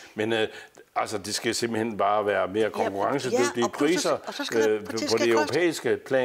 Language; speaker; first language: Danish; native; Danish